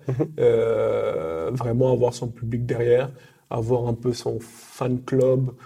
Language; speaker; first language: French; early bilingual, other home language; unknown